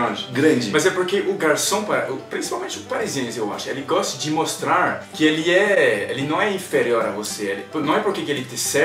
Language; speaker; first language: Portuguese; non-native, fluent; French